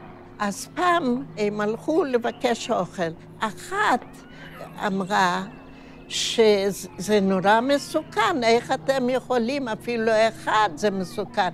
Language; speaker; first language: Hebrew; non-native, fluent; Yiddish